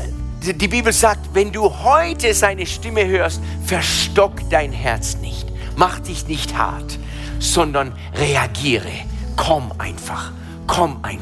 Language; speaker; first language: German; non-native, fluent; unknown